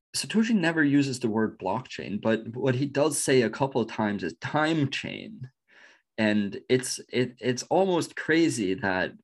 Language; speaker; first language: English; non-native, fluent; Norwegian